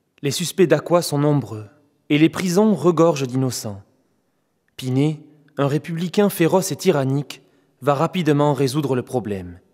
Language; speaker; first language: French; native; French